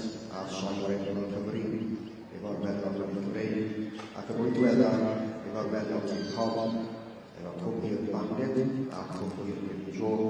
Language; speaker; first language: Welsh; native; Welsh